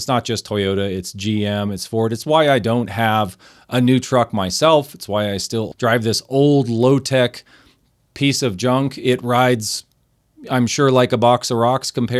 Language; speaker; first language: English; native; English